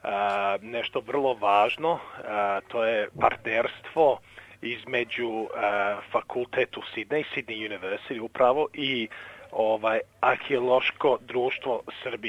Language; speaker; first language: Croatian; early bilingual, heritage; English